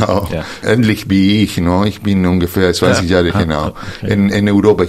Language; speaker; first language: German; non-native, fluent; Spanish